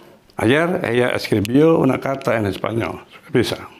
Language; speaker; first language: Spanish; non-native, fluent; Indonesian